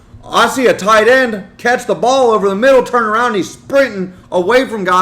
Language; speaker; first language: English; native; English